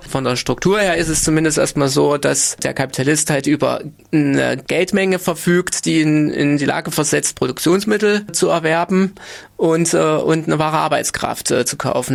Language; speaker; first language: German; native; German